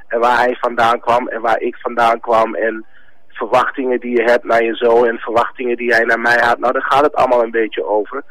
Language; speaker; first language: Dutch; early bilingual, other home language; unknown